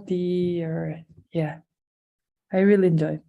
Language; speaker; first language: English; non-native, fluent; Spanish